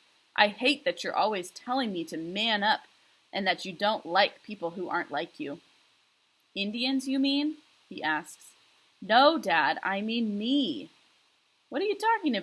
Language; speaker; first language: English; native; English